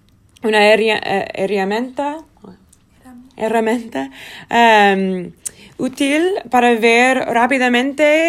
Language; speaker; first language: Spanish; non-native, learner; Portuguese